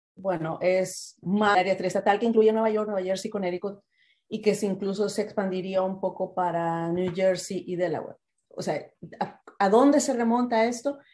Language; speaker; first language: Spanish; native; Spanish